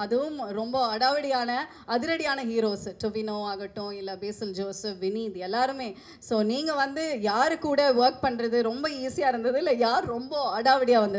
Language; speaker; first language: Tamil; native; Tamil